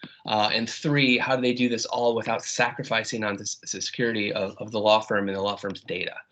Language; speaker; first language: English; native; English